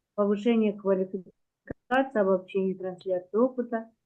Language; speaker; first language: Russian; non-native, local second language; Kazakh